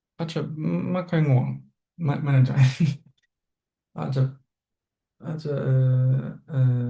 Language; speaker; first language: Thai; non-native, learner; English